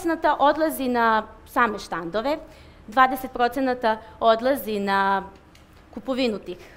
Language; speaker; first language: Serbian; native; Serbian